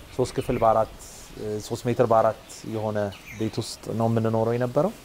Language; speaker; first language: Amharic; native; Amharic